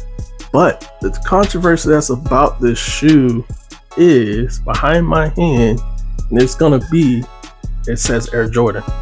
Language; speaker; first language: English; native; English